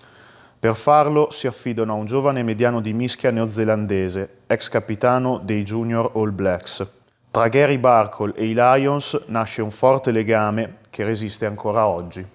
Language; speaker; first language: Italian; native; Italian